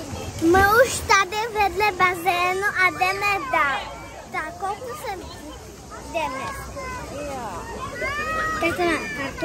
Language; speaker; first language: Czech; early bilingual, other home language; Russian